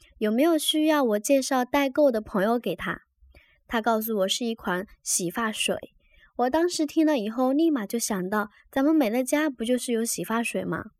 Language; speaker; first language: Chinese; native; Chinese